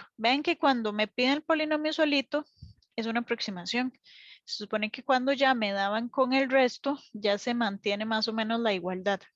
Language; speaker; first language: Spanish; native; Spanish